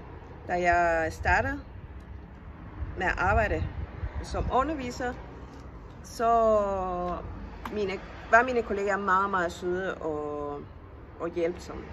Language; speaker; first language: Danish; non-native, fluent; Spanish